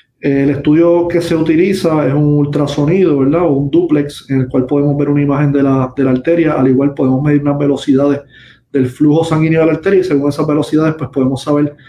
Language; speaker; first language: Spanish; native; Spanish